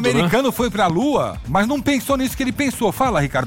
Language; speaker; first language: Portuguese; native; Portuguese